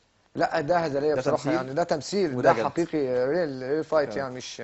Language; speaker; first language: Arabic; native; Arabic